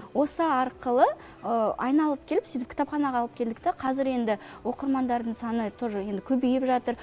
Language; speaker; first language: Kazakh; native; Kazakh